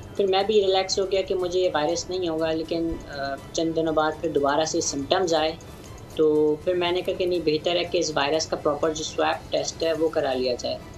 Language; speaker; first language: Urdu; native; Urdu